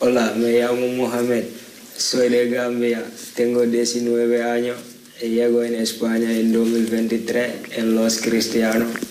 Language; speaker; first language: Spanish; non-native, learner; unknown